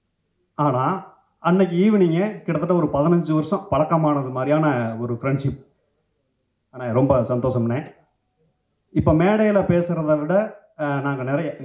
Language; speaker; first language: Tamil; native; Tamil